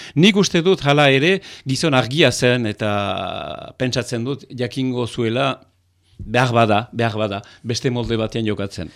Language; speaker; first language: Basque; native; Basque